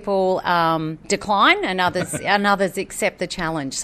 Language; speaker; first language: English; native; English